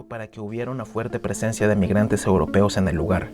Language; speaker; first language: Spanish; native; Spanish